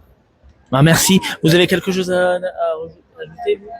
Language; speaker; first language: French; native; French